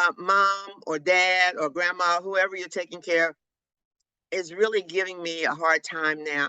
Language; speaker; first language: English; native; English